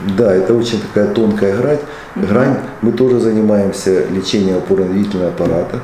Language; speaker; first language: Russian; early bilingual, other home language; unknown